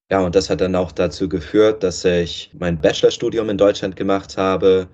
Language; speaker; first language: German; non-native, fluent; English